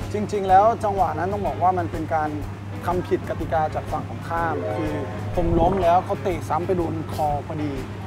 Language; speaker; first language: Thai; early bilingual, other home language; French